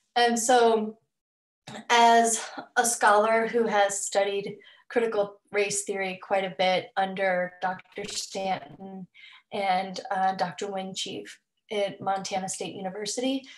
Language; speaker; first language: English; native; English